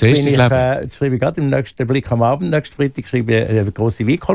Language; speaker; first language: German; native; German